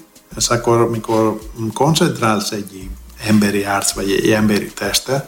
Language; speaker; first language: Hungarian; non-native, learner; Greek